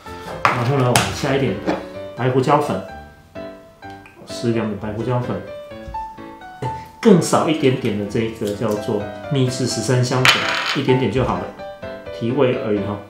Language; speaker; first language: Chinese; native; Chinese